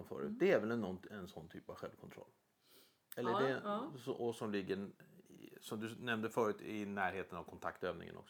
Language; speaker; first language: Swedish; native; Swedish